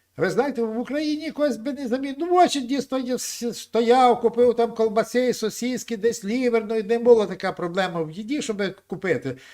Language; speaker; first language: Ukrainian; native; Ukrainian